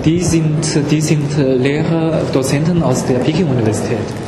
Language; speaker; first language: German; non-native, fluent; Chinese